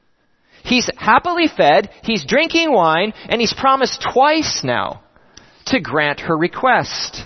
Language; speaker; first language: English; native; English